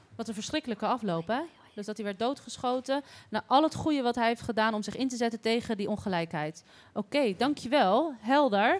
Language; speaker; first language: Dutch; native; Dutch